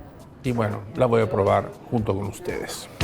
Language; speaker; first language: Spanish; native; Spanish